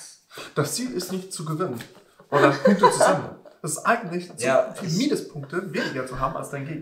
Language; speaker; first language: German; non-native, fluent; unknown